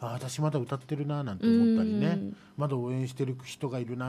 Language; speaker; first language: Japanese; native; Japanese